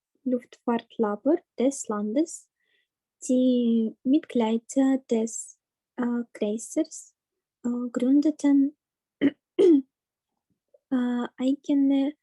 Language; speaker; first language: German; non-native, learner; Ukrainian